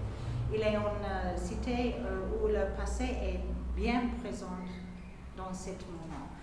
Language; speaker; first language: French; non-native, fluent; English